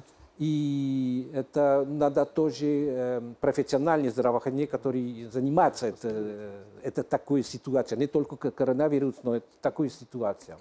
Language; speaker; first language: Russian; non-native, learner; French